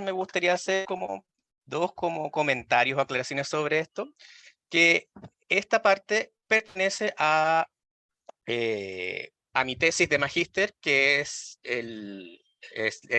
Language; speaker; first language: Spanish; native; Spanish